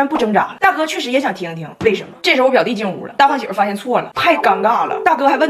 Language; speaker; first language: Chinese; native; Chinese